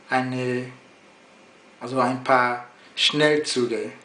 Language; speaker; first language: German; non-native, fluent; Yoruba